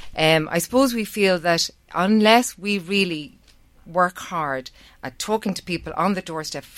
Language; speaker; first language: English; native; English